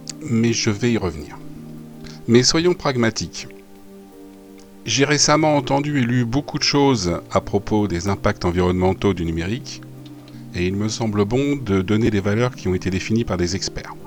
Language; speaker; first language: French; native; French